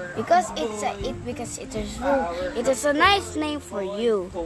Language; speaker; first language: English; non-native, fluent; Arabic